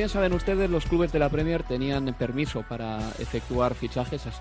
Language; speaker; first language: Spanish; native; Spanish